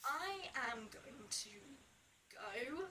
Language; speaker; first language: English; native; English